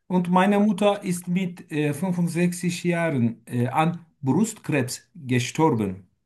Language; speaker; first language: German; non-native, learner; Turkish